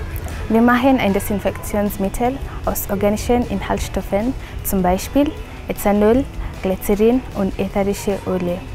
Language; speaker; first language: German; non-native, learner; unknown